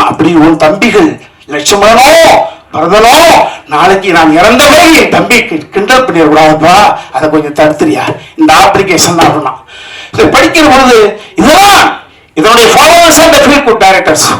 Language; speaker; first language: Tamil; native; Tamil